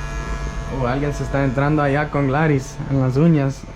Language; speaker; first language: Spanish; early bilingual, heritage; Spanish